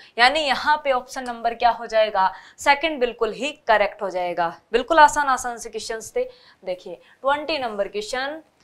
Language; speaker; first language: Hindi; native; Hindi